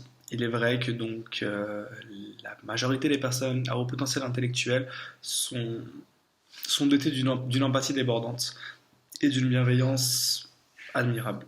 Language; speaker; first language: French; native; French